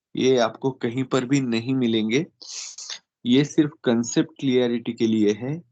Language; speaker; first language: Hindi; non-native, local second language; Marathi